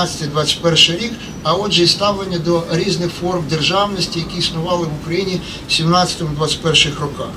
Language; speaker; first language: Ukrainian; native; Ukrainian